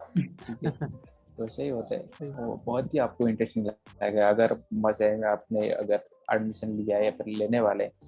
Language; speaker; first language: Hindi; non-native, local second language; Odia